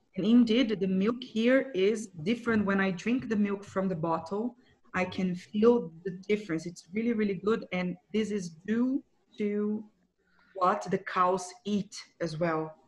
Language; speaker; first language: English; non-native, fluent; Portuguese